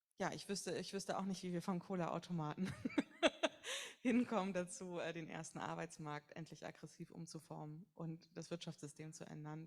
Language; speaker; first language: German; native; German